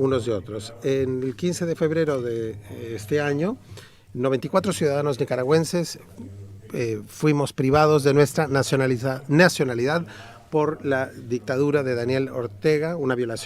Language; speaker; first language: Spanish; native; Spanish